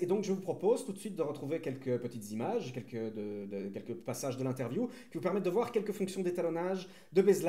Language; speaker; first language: French; native; French